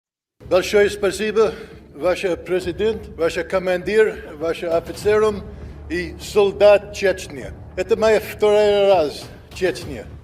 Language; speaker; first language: Russian; non-native, learner; English